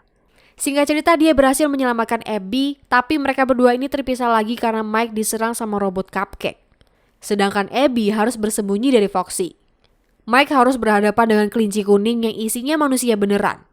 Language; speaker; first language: Indonesian; native; Indonesian